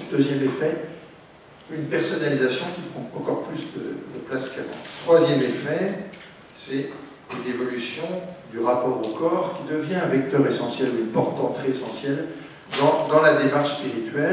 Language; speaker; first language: French; native; French